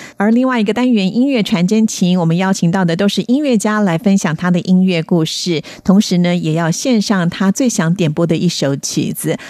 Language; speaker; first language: Chinese; native; Chinese